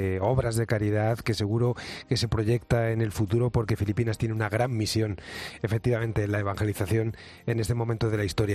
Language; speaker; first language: Spanish; native; Spanish